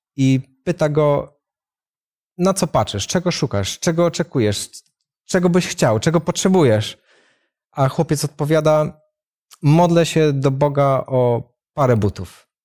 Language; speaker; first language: Polish; native; Polish